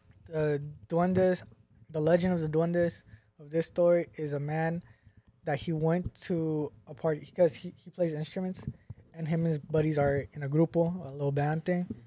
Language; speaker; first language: English; native; English